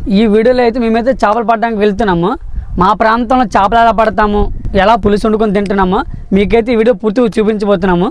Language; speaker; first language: Telugu; non-native, local second language; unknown